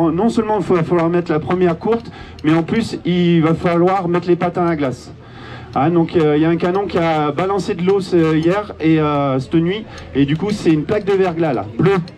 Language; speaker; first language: French; native; French